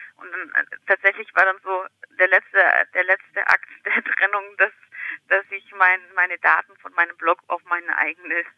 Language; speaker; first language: German; native; German